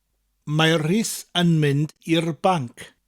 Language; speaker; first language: Welsh; non-native, fluent; English